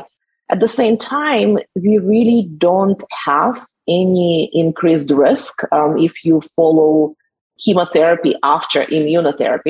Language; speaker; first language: English; non-native, fluent; Russian